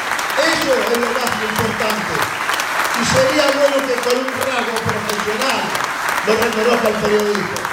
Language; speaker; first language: Spanish; native; Spanish